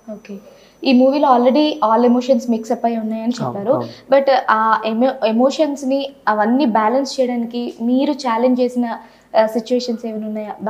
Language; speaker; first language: Telugu; native; Telugu